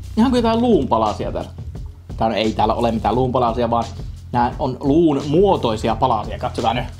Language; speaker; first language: Finnish; native; Finnish